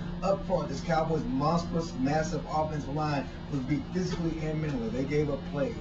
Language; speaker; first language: English; native; English